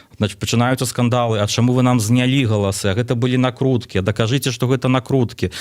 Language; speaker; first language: Belarusian; non-native, local second language; Russian